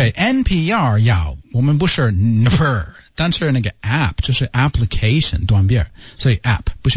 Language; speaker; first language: Chinese; non-native, learner; English